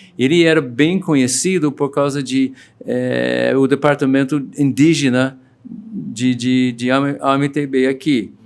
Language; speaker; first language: Portuguese; non-native, fluent; English